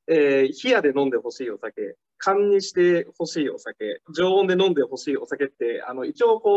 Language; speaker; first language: Japanese; native; Japanese